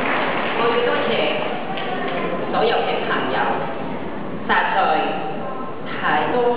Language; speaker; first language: Chinese; non-native, fluent; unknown